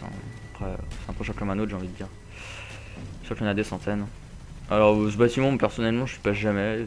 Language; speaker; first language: French; native; French